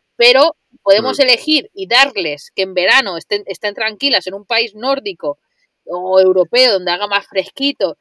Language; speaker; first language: Spanish; native; Spanish